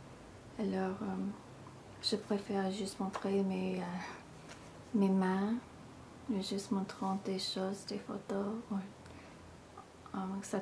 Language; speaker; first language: French; non-native, learner; English